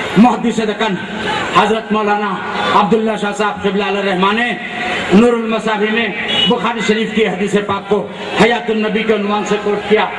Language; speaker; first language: Urdu; native; Urdu